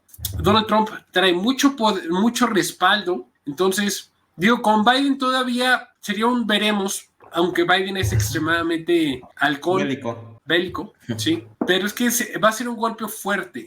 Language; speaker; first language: Spanish; native; Spanish